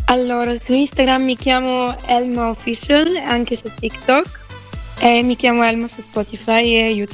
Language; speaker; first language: Italian; non-native, fluent; Bulgarian